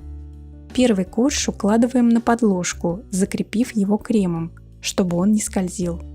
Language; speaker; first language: Russian; native; Russian